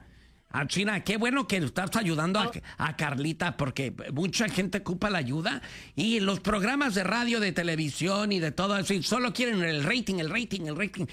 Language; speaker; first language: Spanish; native; Spanish